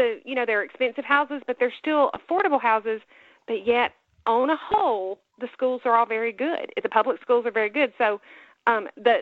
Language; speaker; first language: English; native; English